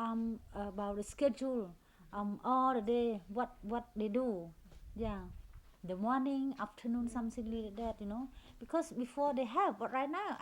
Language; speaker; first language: English; non-native, learner; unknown